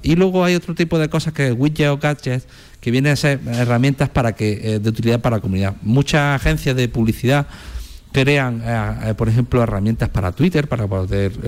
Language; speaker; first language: Spanish; native; Spanish